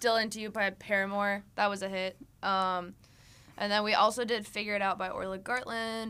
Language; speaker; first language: English; native; English